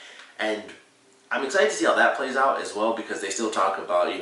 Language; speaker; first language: English; native; English